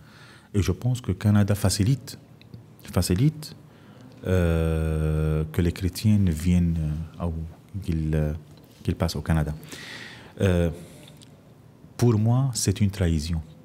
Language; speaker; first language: French; non-native, fluent; Arabic